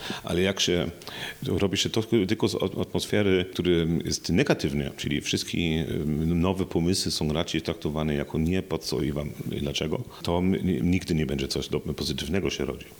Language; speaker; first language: Polish; non-native, fluent; German